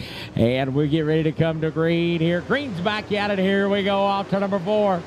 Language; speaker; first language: English; native; English